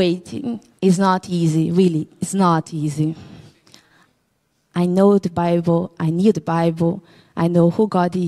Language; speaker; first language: English; non-native, learner; Portuguese